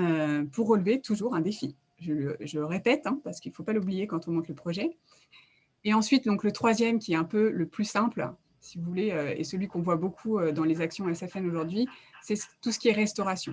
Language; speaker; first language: French; native; French